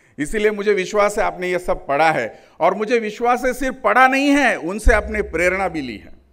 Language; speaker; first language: Hindi; non-native, local second language; Marathi